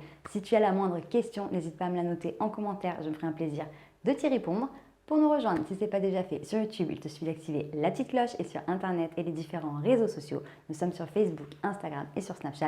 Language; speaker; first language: French; native; French